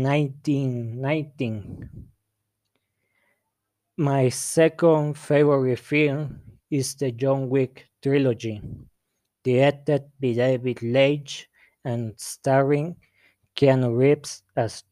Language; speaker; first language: English; non-native, learner; Spanish